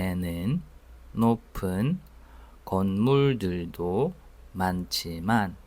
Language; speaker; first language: Korean; non-native, fluent; Russian